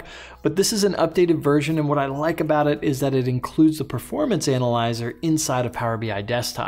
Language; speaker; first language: English; native; English